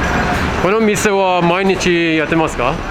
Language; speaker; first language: Japanese; non-native, learner; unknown